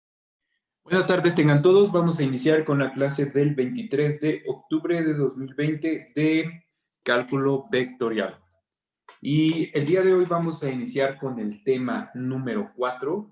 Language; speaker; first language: Spanish; native; Spanish